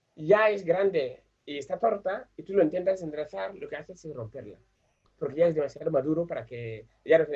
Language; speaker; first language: Spanish; non-native, fluent; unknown